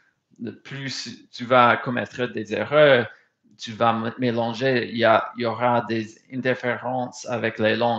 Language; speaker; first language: French; non-native, fluent; English